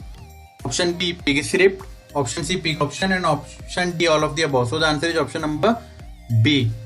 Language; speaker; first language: English; non-native, local second language; Hindi